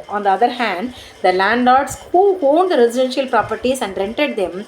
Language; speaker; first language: English; non-native, local second language; Tamil